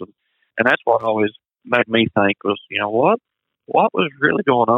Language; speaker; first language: English; native; English